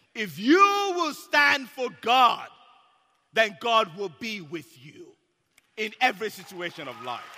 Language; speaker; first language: English; non-native, local second language; Yoruba